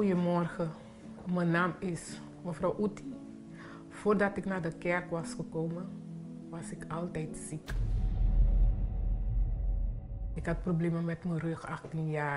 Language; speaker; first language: Dutch; non-native, local second language; Papiamento